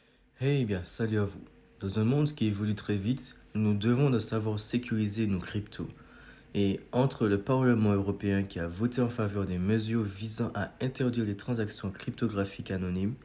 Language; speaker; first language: French; native; French